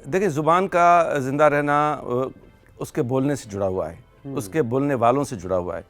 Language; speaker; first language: Urdu; non-native, local second language; Sindhi